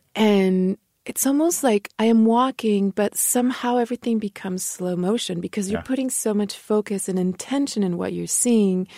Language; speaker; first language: English; non-native, fluent; Spanish